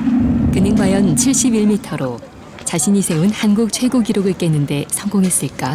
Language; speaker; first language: Korean; native; Korean